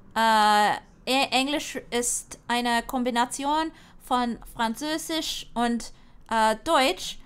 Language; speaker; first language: German; non-native, learner; English